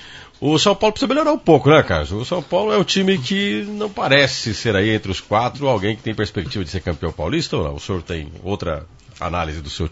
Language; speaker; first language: Portuguese; native; Portuguese